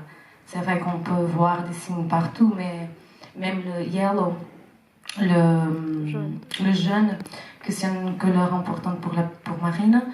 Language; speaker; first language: French; non-native, fluent; Portuguese